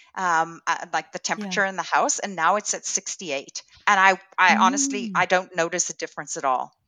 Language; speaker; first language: English; native; English